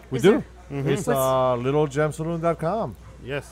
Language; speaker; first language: English; early bilingual, other home language; Spanish